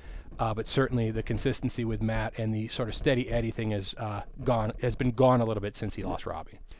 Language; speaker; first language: English; native; English